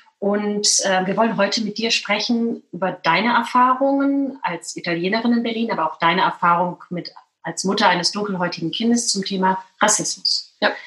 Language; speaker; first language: German; native; German